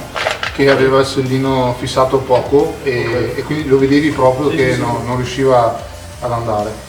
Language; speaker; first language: Italian; native; Italian